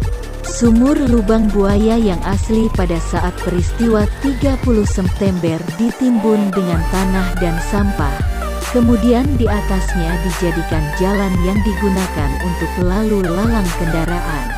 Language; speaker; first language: Indonesian; native; Indonesian